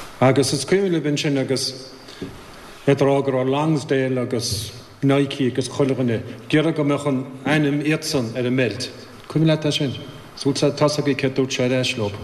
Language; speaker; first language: Irish; native; Irish